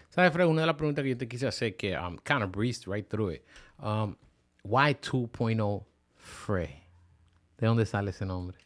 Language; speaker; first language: Spanish; early bilingual, heritage; Spanish